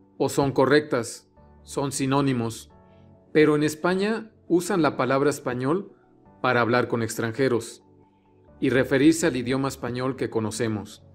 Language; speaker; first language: Spanish; native; Spanish